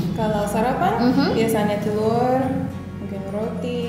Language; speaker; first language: Indonesian; non-native, fluent; English